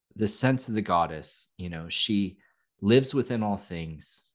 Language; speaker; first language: English; native; English